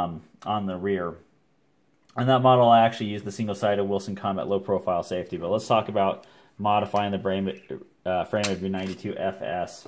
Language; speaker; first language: English; native; English